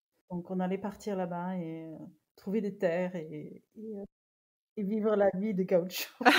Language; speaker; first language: French; non-native, fluent; English